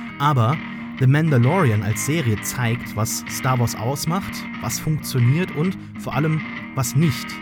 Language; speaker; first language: German; native; German